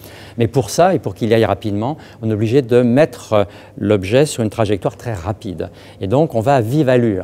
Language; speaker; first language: French; native; French